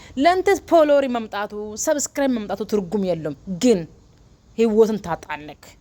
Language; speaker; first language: Amharic; non-native, local second language; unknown